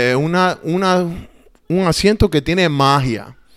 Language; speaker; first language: Spanish; early bilingual, heritage; Spanish